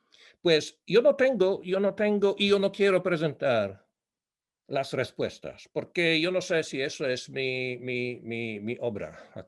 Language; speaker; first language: Spanish; non-native, fluent; Polish